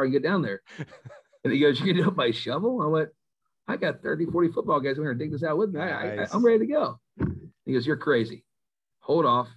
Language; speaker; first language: English; native; English